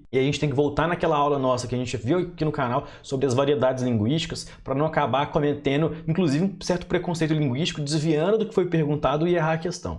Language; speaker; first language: Portuguese; native; Portuguese